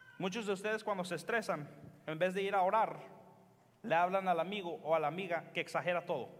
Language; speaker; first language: Spanish; early bilingual, heritage; Spanish